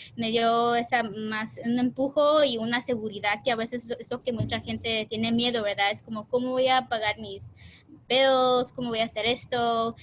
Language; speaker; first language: Spanish; early bilingual, heritage; Spanish